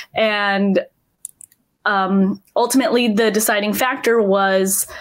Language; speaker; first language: English; native; English